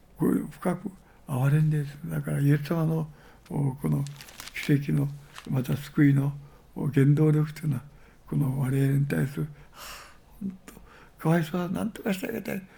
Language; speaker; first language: Japanese; native; Japanese